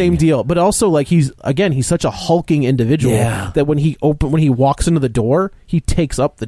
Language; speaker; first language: English; native; English